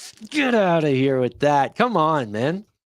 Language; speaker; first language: English; native; English